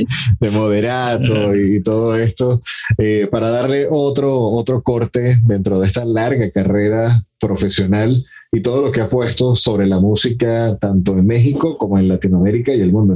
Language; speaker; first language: Spanish; native; Spanish